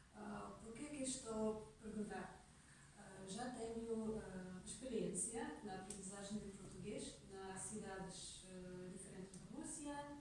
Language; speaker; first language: Portuguese; non-native, fluent; Russian